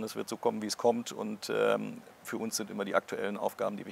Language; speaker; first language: German; native; German